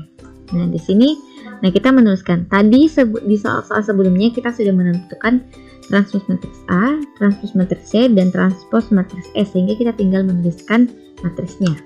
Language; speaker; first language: Indonesian; native; Indonesian